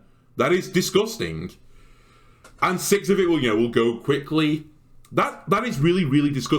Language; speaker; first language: English; native; English